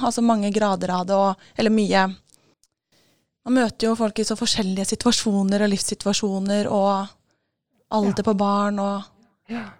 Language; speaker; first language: Norwegian; native; Norwegian